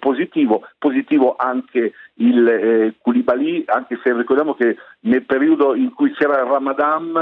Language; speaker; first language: Italian; native; Italian